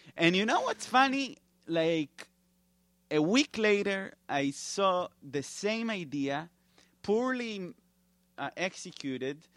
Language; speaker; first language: English; non-native, fluent; Hebrew